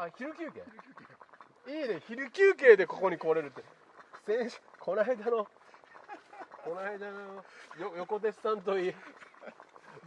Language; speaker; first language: Japanese; native; Japanese